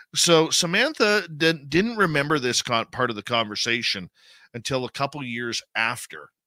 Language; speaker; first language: English; native; English